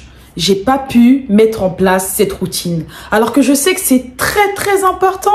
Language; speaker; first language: French; native; French